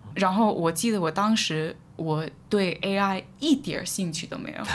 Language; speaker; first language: Chinese; non-native, fluent; English